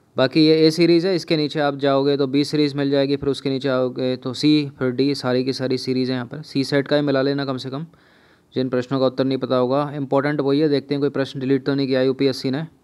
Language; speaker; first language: Hindi; native; Hindi